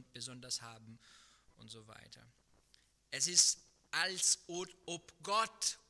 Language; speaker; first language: German; non-native, fluent; Portuguese